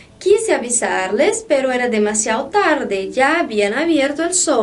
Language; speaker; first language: Spanish; non-native, fluent; Portuguese